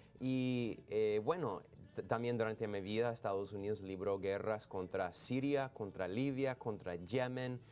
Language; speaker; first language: Spanish; non-native, fluent; English